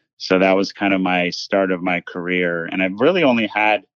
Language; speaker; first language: English; native; English